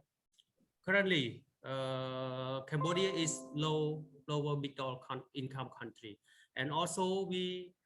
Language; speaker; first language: English; non-native, learner; Khmer